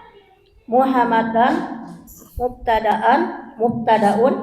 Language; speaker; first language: Arabic; non-native, learner; Indonesian